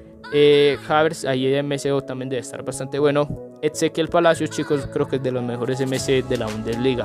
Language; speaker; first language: Spanish; native; Spanish